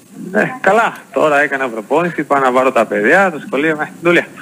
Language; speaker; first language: Greek; non-native, learner; Spanish